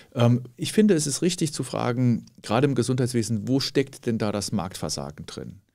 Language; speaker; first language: German; native; German